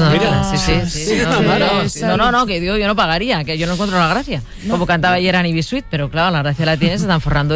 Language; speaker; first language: Spanish; native; Spanish